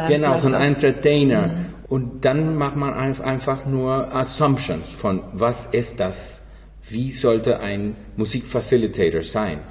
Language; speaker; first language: German; non-native, fluent; Spanish